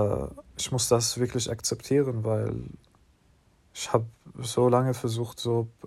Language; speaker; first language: German; non-native, learner; English